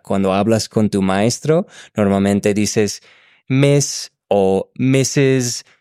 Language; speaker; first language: Spanish; non-native, fluent; English